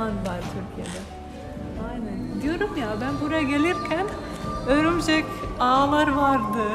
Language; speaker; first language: Turkish; non-native, fluent; Slovenian